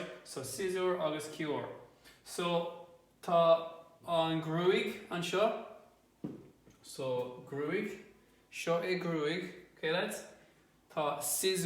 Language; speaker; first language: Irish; non-native, local second language; English